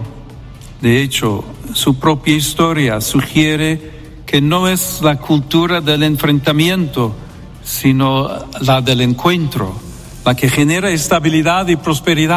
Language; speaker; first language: Spanish; non-native, fluent; English